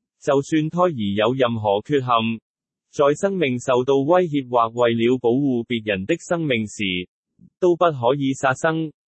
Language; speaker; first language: Chinese; non-native, local second language; Cantonese